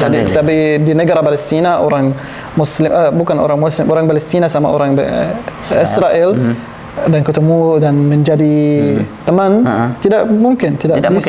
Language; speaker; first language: Indonesian; non-native, learner; Arabic